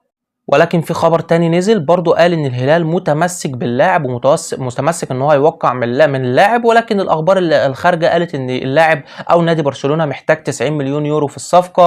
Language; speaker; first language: Arabic; native; Arabic